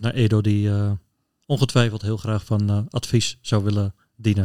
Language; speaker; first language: Dutch; native; Dutch